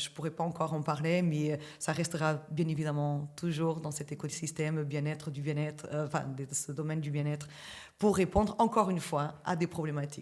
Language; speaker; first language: French; native; French